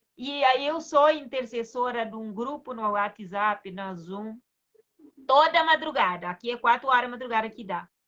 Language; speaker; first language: Portuguese; non-native, fluent; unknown